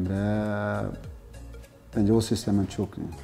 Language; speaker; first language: Turkish; non-native, learner; Portuguese